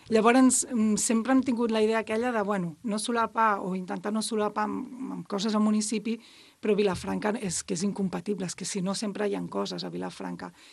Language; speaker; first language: Catalan; native; Catalan